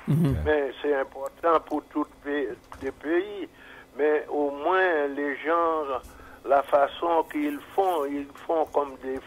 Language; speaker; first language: French; non-native, fluent; English